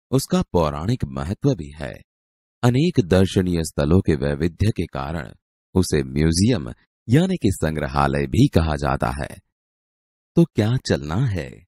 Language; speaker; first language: Hindi; non-native, local second language; Gujarati